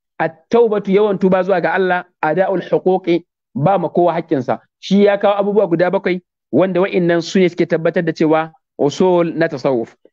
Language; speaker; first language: Hausa; native; Hausa